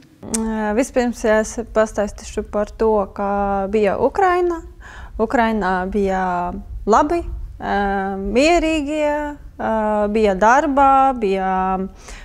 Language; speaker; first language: Latvian; non-native, learner; Ukrainian